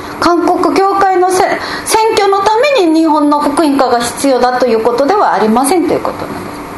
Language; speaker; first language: Japanese; non-native, fluent; Korean